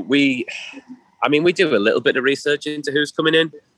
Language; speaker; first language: English; native; English